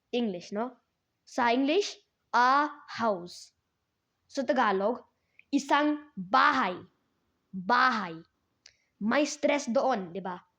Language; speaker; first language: Filipino; non-native, learner; Hindi